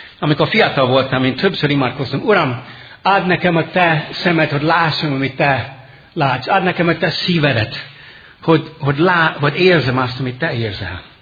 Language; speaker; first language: Hungarian; non-native, fluent; English